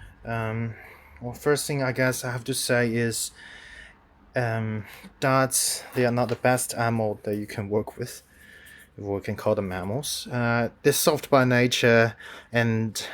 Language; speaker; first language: English; non-native, fluent; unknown